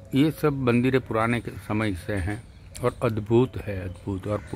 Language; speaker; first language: Hindi; non-native, local second language; Gujarati